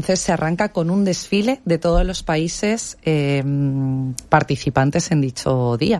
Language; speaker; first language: Spanish; native; Spanish